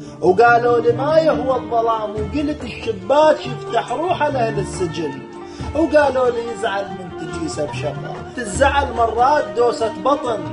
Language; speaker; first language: Arabic; native; Arabic